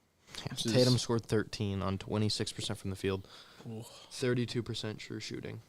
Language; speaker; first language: English; native; English